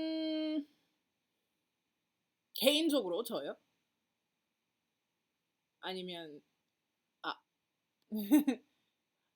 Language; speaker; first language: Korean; non-native, learner; English